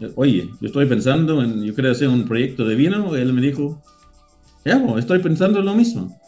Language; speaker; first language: Spanish; non-native, learner; Danish